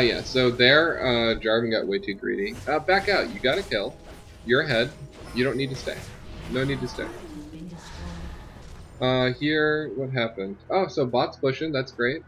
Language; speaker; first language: English; native; English